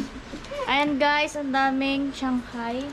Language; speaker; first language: Filipino; native; Filipino